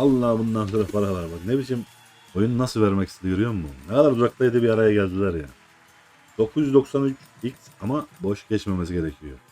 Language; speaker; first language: Turkish; native; Turkish